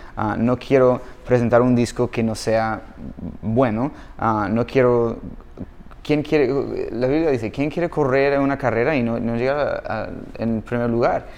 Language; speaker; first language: Spanish; non-native, fluent; English